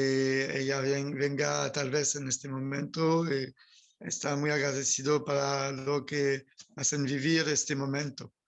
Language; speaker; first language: Spanish; non-native, learner; French